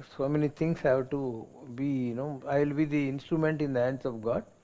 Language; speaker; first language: English; non-native, local second language; Tamil